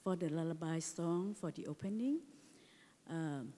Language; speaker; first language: English; non-native, learner; Thai